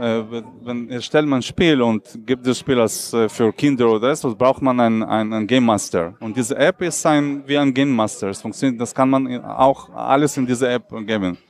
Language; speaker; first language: German; non-native, learner; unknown